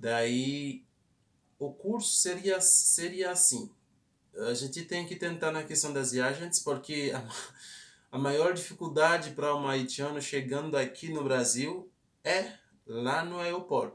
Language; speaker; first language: Portuguese; non-native, fluent; Haitian Creole